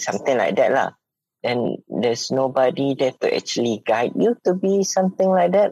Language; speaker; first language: English; non-native, local second language; Malay